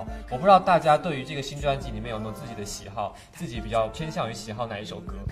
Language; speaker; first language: Chinese; native; Chinese